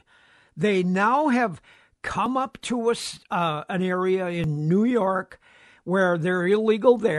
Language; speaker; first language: English; native; English